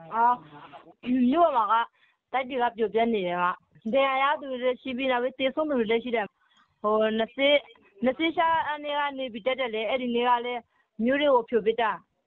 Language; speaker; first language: Burmese; native; Burmese